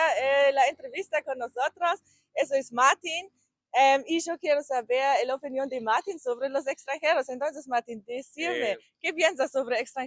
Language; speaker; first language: Spanish; non-native, learner; German